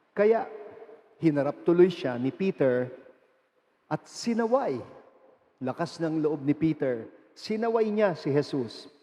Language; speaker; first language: Filipino; native; Filipino